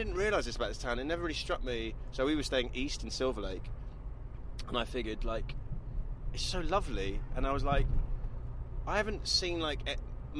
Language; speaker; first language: English; native; English